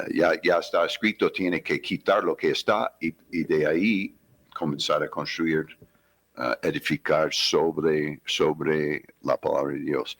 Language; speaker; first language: Spanish; non-native, fluent; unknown